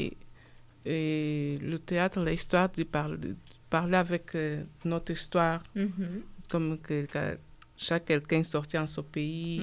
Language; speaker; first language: French; non-native, learner; Portuguese